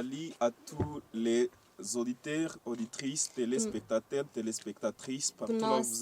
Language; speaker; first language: French; non-native, local second language; Swahili